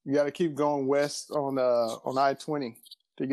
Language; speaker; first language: English; native; English